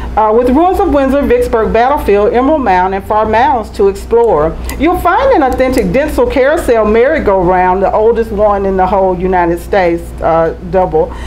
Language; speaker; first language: English; native; English